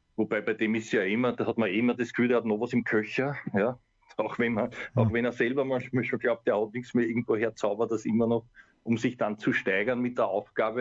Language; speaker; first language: German; native; German